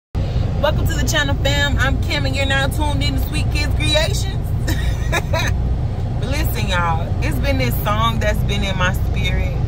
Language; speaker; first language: English; native; English